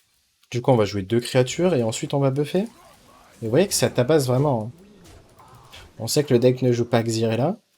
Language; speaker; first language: French; native; French